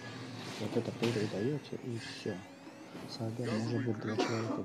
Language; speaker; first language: Russian; non-native, local second language; Uzbek